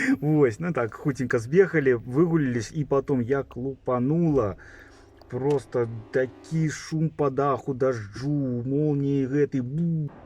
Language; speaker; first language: Belarusian; native; Belarusian